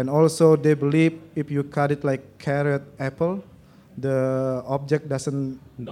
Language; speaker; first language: English; non-native, learner; Indonesian